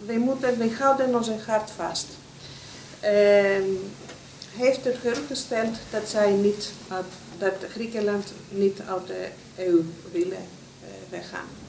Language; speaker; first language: Dutch; non-native, fluent; Greek